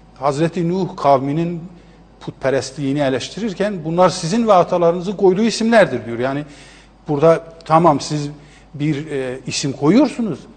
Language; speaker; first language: Turkish; native; Turkish